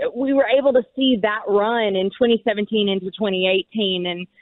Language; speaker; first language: English; native; English